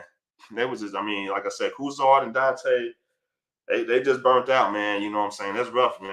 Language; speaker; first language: English; native; English